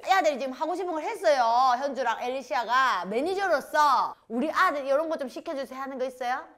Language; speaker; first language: Korean; native; Korean